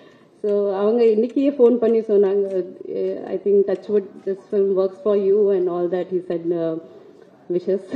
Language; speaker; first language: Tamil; non-native, learner; Marathi